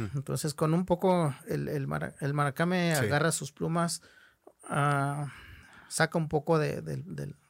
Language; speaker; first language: Spanish; non-native, local second language; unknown